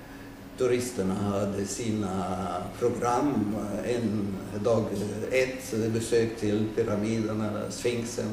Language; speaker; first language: Swedish; non-native, fluent; Arabic